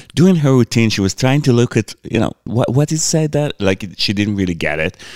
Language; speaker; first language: English; non-native, fluent; Hebrew